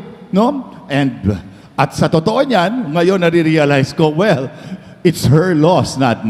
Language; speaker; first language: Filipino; native; Filipino